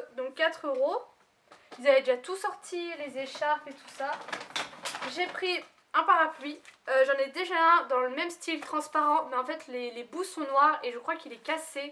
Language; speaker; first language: French; native; French